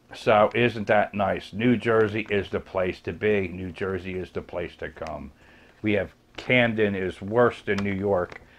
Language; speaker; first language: English; native; English